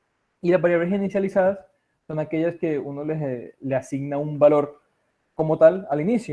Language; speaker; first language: Spanish; native; Spanish